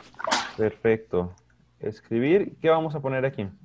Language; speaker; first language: Spanish; native; Spanish